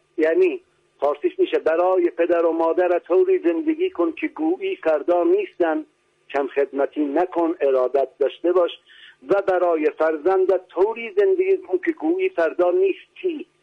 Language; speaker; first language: Persian; non-native, local second language; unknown